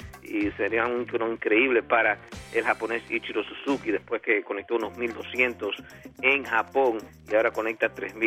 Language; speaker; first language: Spanish; native; Spanish